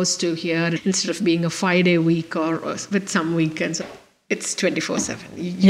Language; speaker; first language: English; non-native, local second language; Malayalam